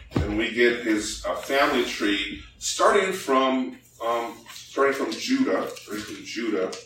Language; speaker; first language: English; early bilingual, other home language; Korean